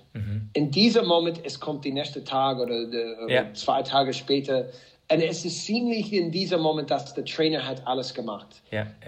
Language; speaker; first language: German; non-native, fluent; English